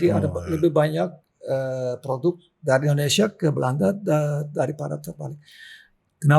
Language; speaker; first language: Indonesian; non-native, local second language; Dutch